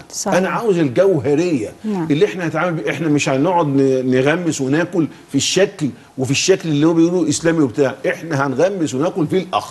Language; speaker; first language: Arabic; native; Arabic